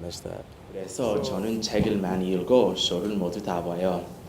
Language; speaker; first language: Korean; non-native, learner; English